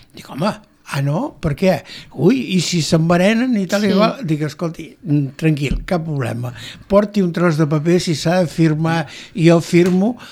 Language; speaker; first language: Catalan; native; Catalan